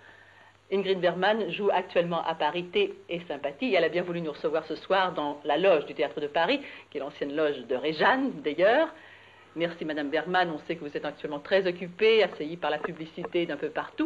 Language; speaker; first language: French; native; French